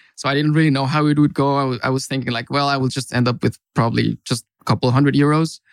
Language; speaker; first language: English; non-native, fluent; Spanish